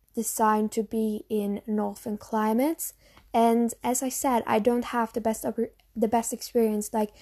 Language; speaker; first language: English; non-native, fluent; German